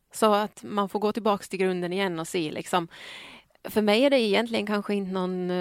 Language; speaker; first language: Swedish; native; Swedish